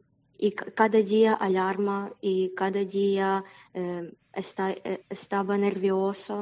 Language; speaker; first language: Spanish; non-native, learner; Ukrainian